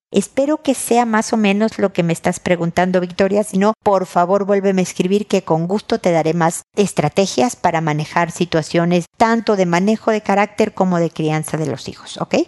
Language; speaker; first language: Spanish; native; Spanish